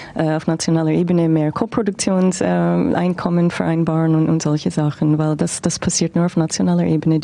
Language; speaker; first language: German; non-native, fluent; English